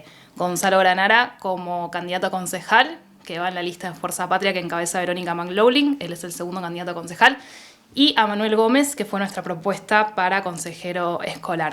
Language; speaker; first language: Spanish; native; Spanish